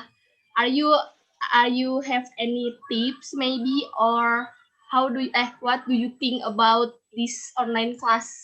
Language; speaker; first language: English; non-native, learner; Indonesian